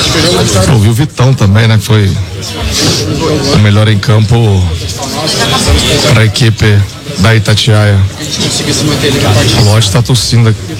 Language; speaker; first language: Portuguese; native; Portuguese